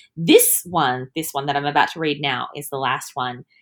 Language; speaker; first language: English; early bilingual, other home language; Italian